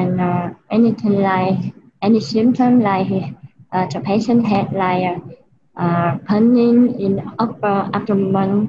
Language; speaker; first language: English; non-native, learner; Vietnamese